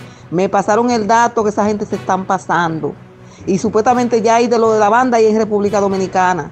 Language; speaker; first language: Spanish; native; Spanish